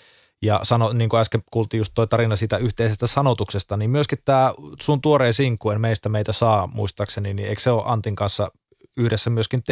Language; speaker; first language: Finnish; native; Finnish